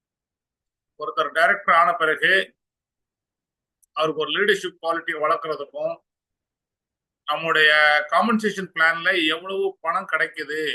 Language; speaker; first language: Tamil; native; Tamil